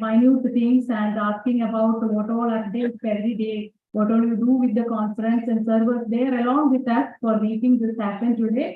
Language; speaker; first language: English; non-native, local second language; Malayalam